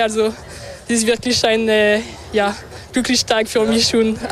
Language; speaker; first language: German; non-native, local second language; French